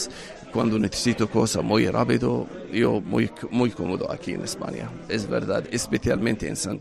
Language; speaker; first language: Spanish; non-native, learner; Arabic